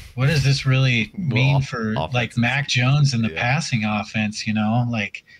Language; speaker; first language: English; native; English